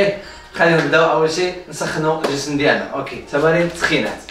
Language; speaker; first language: Arabic; native; Arabic